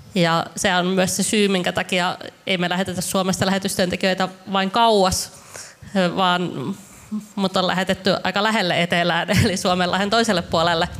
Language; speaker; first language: Finnish; native; Finnish